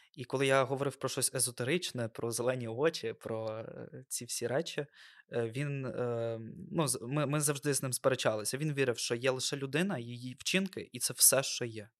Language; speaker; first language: Ukrainian; non-native, local second language; Russian